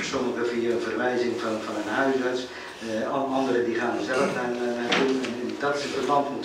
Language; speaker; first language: Dutch; native; Dutch